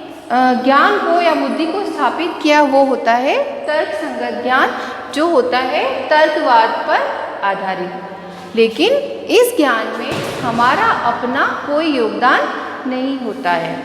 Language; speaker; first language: Hindi; native; Hindi